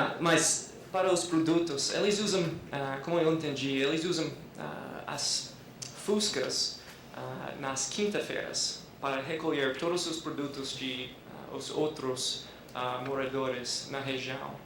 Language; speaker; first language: Portuguese; non-native, fluent; English